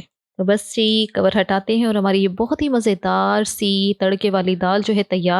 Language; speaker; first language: Hindi; native; Hindi